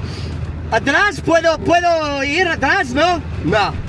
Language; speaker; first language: Spanish; non-native, learner; English